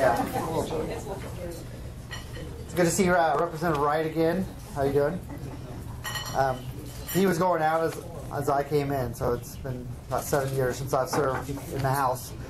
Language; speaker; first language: English; native; English